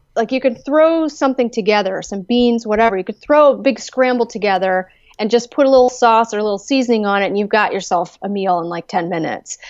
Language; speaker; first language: English; native; English